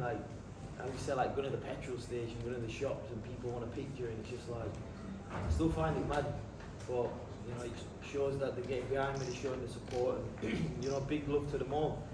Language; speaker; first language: English; native; English